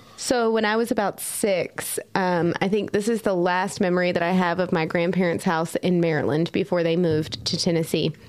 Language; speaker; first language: English; native; English